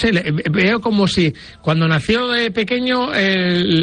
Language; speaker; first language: Spanish; native; Spanish